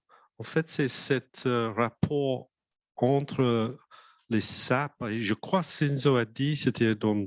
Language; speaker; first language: French; non-native, fluent; English